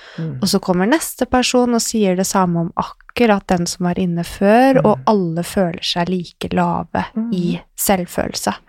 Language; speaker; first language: Norwegian; native; Norwegian